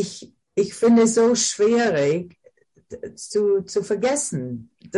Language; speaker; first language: German; non-native, learner; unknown